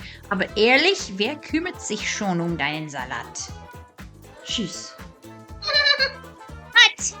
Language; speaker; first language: German; non-native, fluent; English